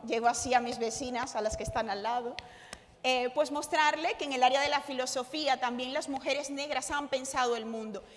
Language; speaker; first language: Spanish; native; Spanish